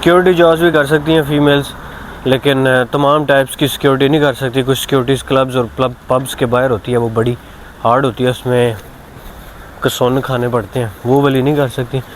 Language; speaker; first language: Urdu; non-native, local second language; Punjabi